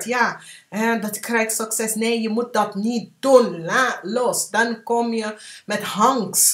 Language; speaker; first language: Dutch; early bilingual, heritage; English